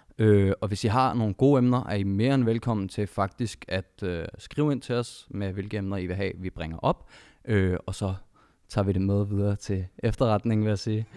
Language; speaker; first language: Danish; early bilingual, other home language; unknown